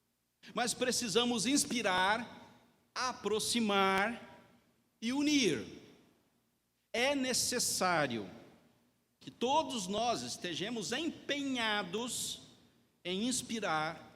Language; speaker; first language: Portuguese; native; Portuguese